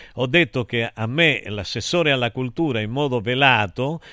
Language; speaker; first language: Italian; native; Italian